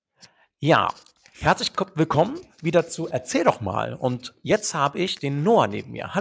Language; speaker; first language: German; native; German